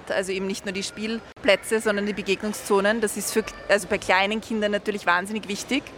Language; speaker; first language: German; native; German